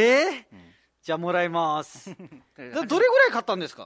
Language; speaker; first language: Japanese; non-native, fluent; Nepali